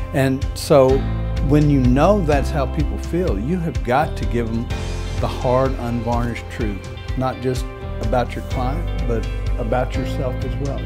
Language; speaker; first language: English; native; English